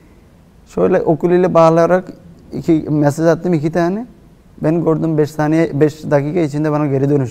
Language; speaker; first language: Turkish; non-native, fluent; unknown